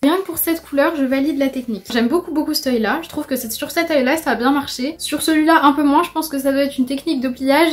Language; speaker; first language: French; native; French